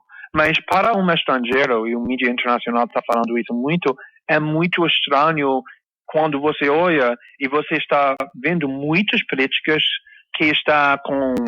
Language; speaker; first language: Portuguese; non-native, fluent; English